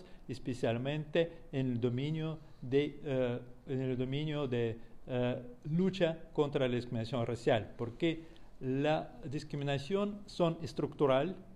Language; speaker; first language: Spanish; non-native, fluent; Russian